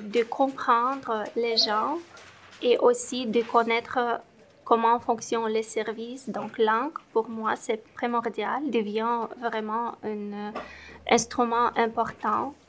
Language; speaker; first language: French; non-native, fluent; Romanian